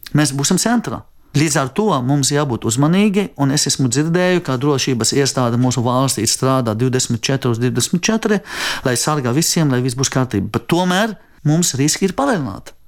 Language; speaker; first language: Latvian; non-native, fluent; Arabic